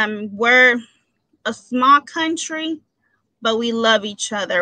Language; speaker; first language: English; early bilingual, other home language; Spanish